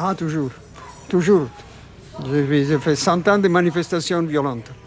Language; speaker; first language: French; non-native, fluent; Italian